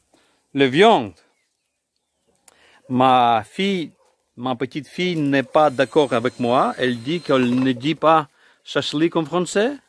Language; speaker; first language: French; non-native, learner; Ukrainian